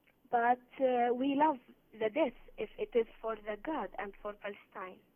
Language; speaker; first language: English; non-native, learner; Arabic